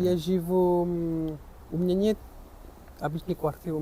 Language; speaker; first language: Russian; non-native, learner; French